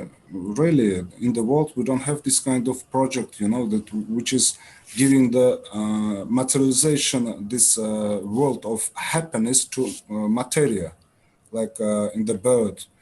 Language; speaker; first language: English; non-native, learner; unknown